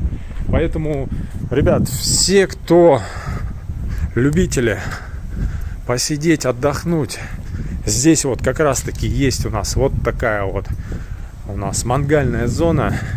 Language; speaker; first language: Russian; native; Russian